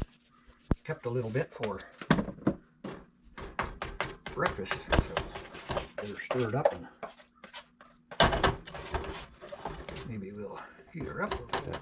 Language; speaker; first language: English; native; English